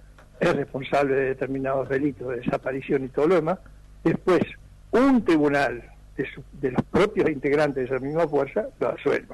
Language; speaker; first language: Spanish; native; Spanish